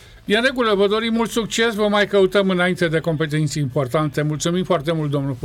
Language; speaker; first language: Romanian; native; Romanian